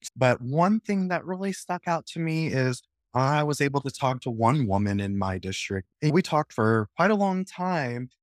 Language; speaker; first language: English; native; English